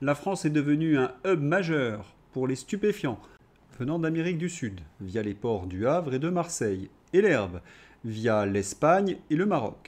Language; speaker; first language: French; native; French